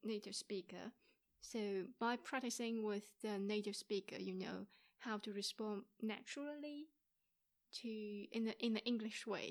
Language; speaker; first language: English; non-native, fluent; Chinese